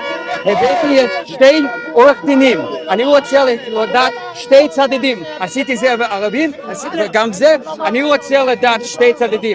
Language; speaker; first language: Hebrew; non-native, learner; English